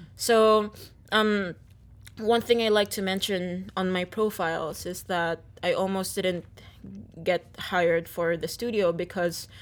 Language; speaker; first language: English; non-native, local second language; Filipino